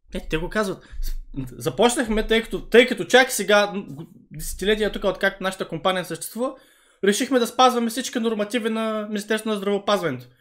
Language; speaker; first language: Bulgarian; early bilingual, other home language; Vietnamese